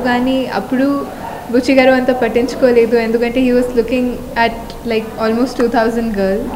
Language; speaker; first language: Telugu; non-native, fluent; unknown